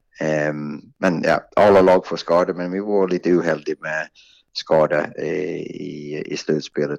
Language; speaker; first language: Norwegian; non-native, fluent; Swedish